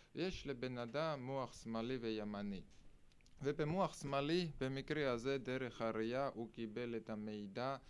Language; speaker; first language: Hebrew; non-native, fluent; Russian